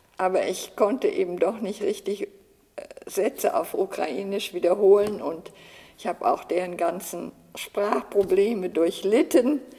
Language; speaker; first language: German; native; German